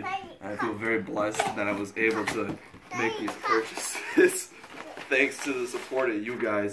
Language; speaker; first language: English; native; English